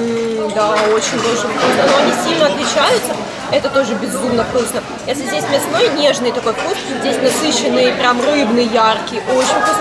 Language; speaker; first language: Russian; native; Russian